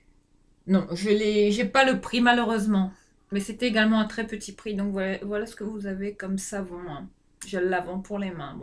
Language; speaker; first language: French; native; French